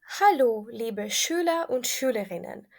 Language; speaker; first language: German; non-native, fluent; Ukrainian